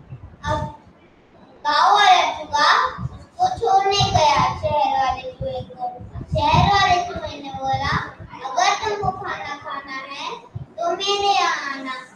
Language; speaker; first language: Hindi; native; Hindi